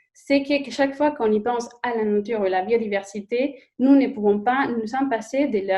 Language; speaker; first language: French; non-native, fluent; Spanish